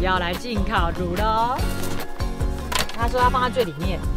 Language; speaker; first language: Chinese; native; Chinese